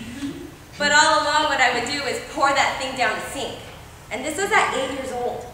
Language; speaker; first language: English; native; English